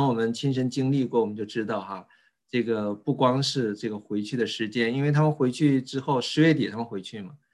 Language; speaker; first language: Chinese; native; Chinese